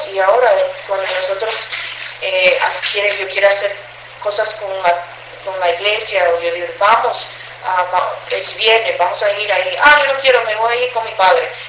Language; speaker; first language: Spanish; early bilingual, heritage; English